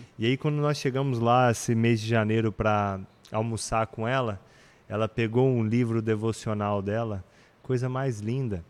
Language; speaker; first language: Portuguese; native; Portuguese